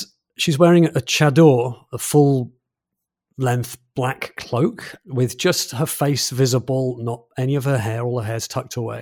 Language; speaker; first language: English; native; English